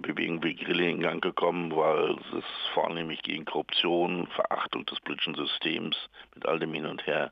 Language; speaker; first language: German; native; German